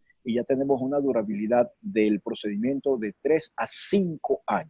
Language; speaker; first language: Spanish; native; Spanish